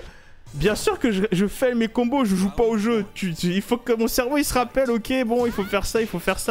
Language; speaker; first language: French; native; French